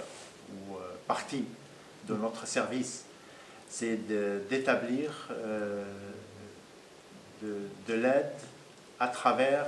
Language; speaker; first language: French; non-native, fluent; Arabic